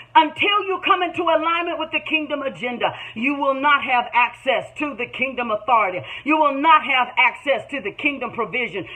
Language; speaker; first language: English; native; English